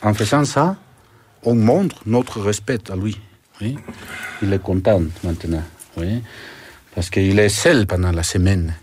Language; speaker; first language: French; non-native, fluent; Quechua